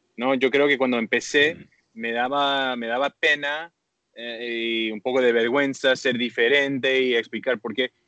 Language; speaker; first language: Spanish; early bilingual, heritage; Spanish